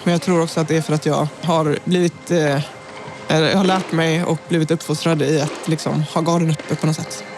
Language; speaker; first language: Swedish; native; Swedish